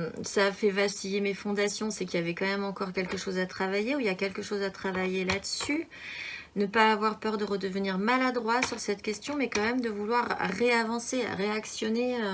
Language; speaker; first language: French; native; French